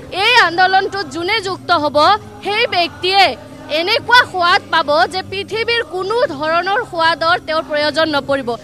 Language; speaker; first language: Assamese; native; Assamese